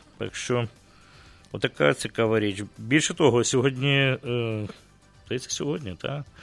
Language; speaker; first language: Ukrainian; native; Ukrainian